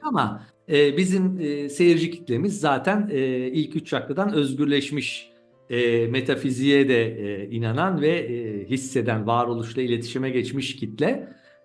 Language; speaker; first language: Turkish; native; Turkish